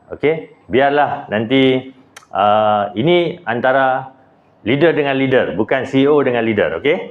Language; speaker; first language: Malay; native; Malay